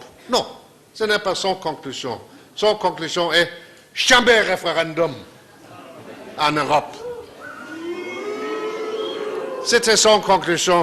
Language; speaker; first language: French; non-native, fluent; Danish